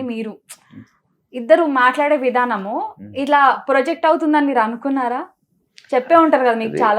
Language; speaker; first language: Telugu; native; Telugu